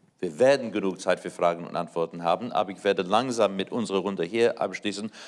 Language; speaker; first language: German; non-native, fluent; English